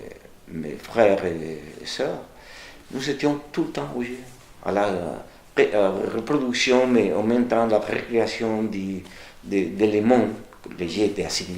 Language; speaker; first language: French; non-native, fluent; Spanish